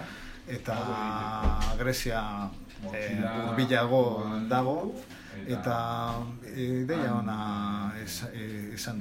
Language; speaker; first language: Basque; non-native, learner; Spanish